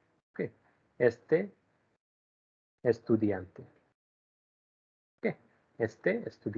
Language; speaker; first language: Spanish; non-native, fluent; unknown